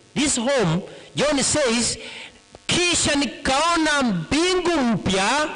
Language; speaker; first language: Swahili; non-native, local second language; Gusii